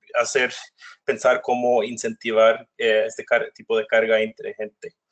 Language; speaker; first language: Spanish; non-native, fluent; Norwegian